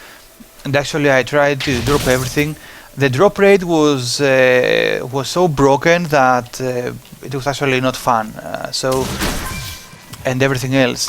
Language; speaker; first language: English; non-native, fluent; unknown